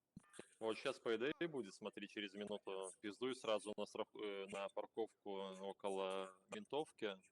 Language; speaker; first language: Russian; native; Russian